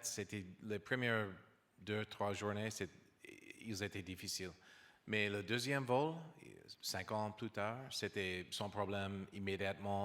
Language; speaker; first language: French; non-native, learner; English